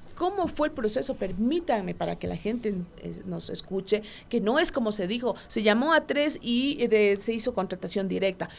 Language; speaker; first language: Spanish; non-native, local second language; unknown